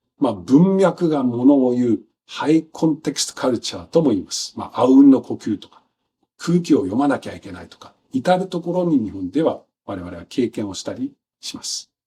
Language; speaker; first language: Japanese; non-native, fluent; Danish